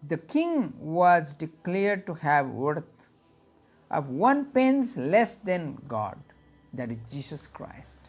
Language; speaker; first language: English; non-native, local second language; Nepali